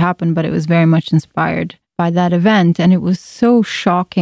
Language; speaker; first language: English; non-native, fluent; Italian